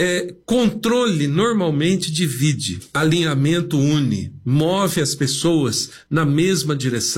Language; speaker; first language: Portuguese; native; Portuguese